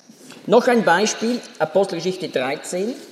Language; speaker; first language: German; native; German